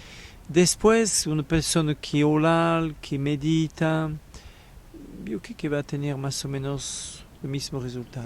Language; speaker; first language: Spanish; non-native, learner; French